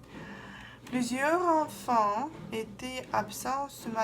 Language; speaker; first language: French; non-native, fluent; Russian